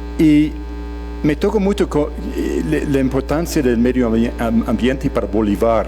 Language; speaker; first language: Spanish; non-native, fluent; English